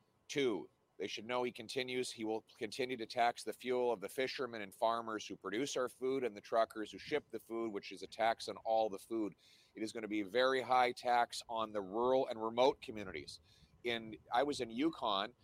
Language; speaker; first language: English; native; English